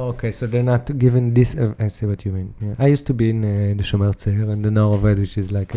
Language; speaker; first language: English; non-native, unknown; Hebrew